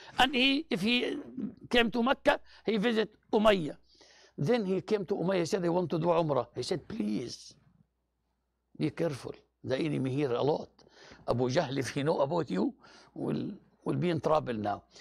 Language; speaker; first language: English; non-native, fluent; Arabic